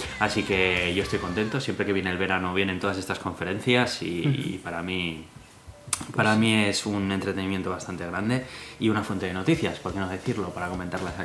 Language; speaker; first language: Spanish; native; Spanish